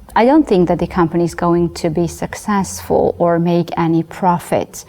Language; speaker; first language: English; non-native, fluent; Georgian